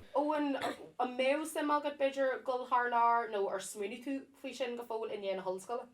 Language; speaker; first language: Irish; non-native, local second language; English